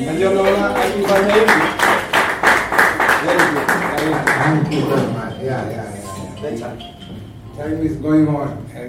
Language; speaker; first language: English; non-native, local second language; Kikuyu